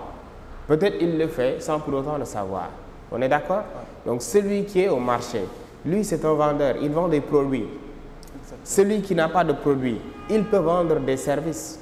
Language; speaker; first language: French; non-native, local second language; Wolof